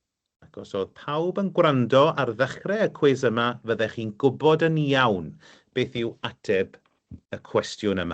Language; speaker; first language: Welsh; native; Welsh